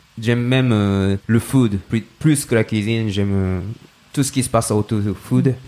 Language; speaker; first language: French; non-native, fluent; Japanese